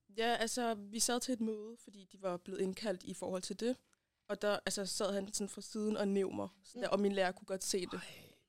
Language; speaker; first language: Danish; early bilingual, other home language; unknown